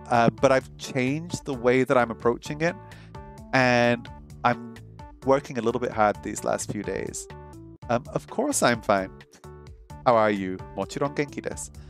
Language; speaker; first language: English; native; English